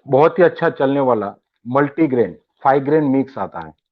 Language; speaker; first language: Hindi; non-native, local second language; Gujarati